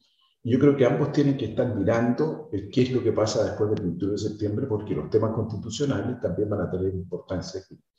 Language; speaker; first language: Spanish; native; Spanish